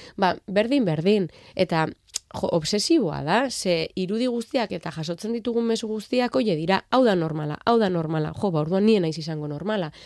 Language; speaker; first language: Basque; non-native, local second language; Spanish